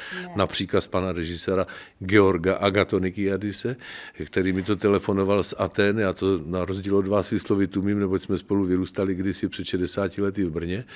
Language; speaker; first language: Czech; native; Czech